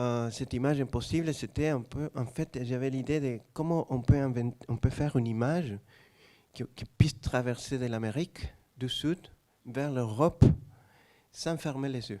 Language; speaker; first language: French; non-native, fluent; Spanish